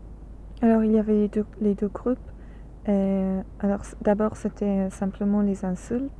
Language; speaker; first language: French; non-native, learner; English